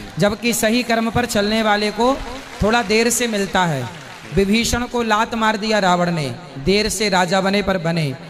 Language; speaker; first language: Hindi; native; Hindi